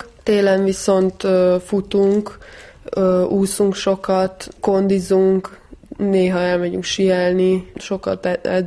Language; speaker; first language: Hungarian; early bilingual, heritage; Hungarian